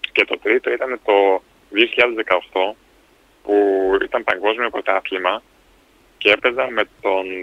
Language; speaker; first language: Greek; early bilingual, other home language; Russian